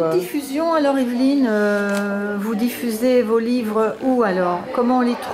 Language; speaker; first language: French; native; French